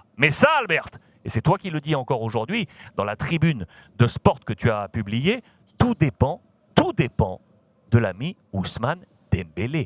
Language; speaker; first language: French; native; French